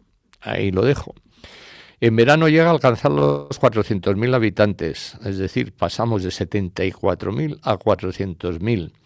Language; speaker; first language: Spanish; native; Spanish